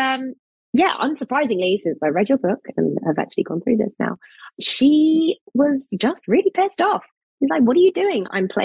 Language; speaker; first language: English; native; English